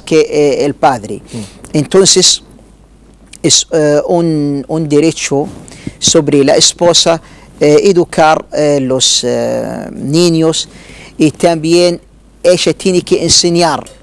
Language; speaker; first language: Spanish; non-native, learner; Arabic